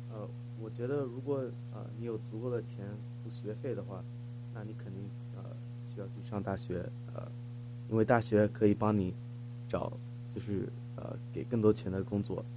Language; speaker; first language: Chinese; early bilingual, heritage; Chinese